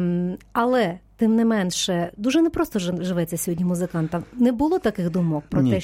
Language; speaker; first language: Ukrainian; native; Ukrainian